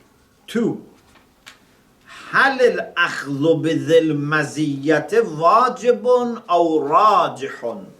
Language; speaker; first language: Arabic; non-native, fluent; Persian